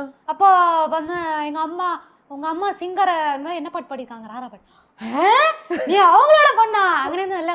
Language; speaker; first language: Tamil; non-native, local second language; Malayalam